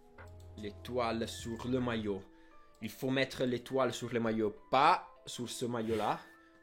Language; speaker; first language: French; non-native, fluent; Italian